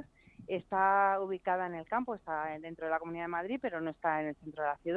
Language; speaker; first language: Spanish; native; Spanish